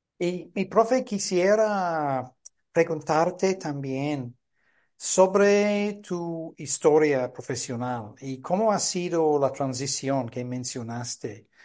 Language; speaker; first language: Spanish; non-native, fluent; English